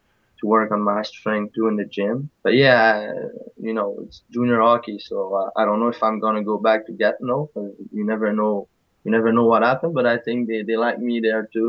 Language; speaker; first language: English; non-native, fluent; French